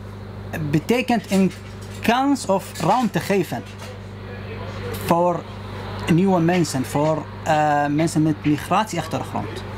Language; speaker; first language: Dutch; non-native, fluent; Arabic